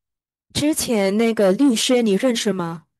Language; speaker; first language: Chinese; early bilingual, heritage; Chinese